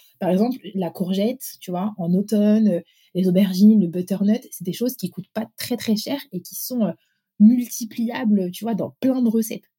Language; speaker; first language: French; early bilingual, other home language; Arabic